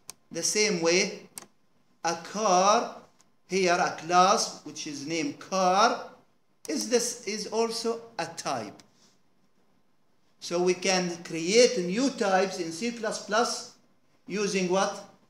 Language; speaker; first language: English; non-native, fluent; Arabic